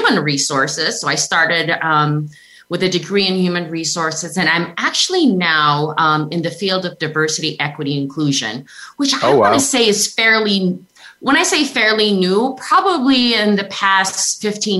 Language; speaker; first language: English; non-native, local second language; Filipino